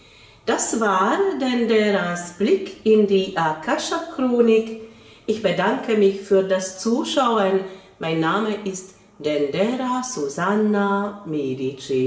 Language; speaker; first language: German; non-native, fluent; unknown